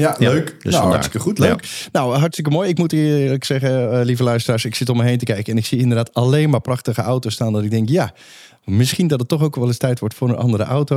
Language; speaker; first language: Dutch; native; Dutch